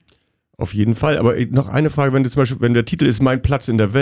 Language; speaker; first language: German; native; German